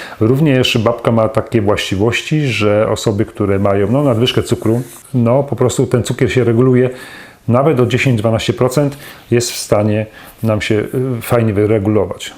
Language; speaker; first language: Polish; native; Polish